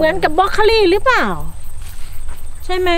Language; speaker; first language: Thai; non-native, local second language; Northeastern Thai